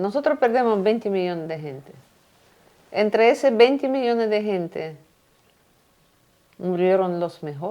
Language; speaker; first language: Spanish; non-native, fluent; Russian